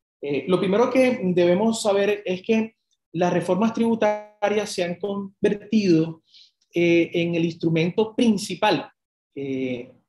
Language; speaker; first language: Spanish; native; Spanish